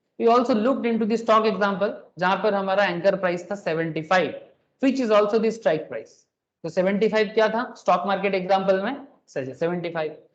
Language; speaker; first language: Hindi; non-native, local second language; Bangla